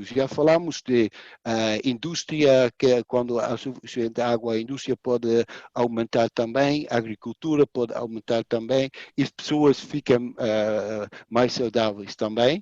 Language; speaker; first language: Portuguese; non-native, fluent; Dutch